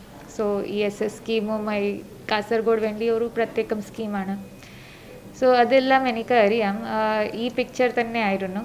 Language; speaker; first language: Malayalam; non-native, local second language; Marathi